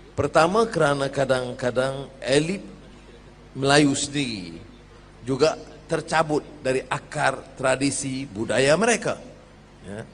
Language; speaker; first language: Malay; native; Malay